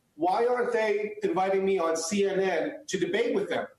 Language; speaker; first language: English; early bilingual, other home language; Chinese